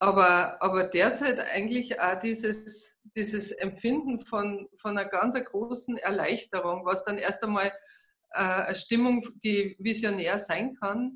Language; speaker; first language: German; native; German